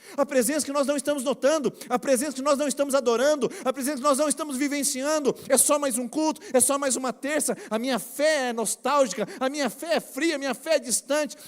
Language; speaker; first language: Portuguese; native; Portuguese